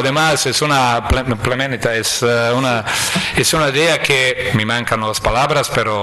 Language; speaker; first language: Spanish; non-native, fluent; Croatian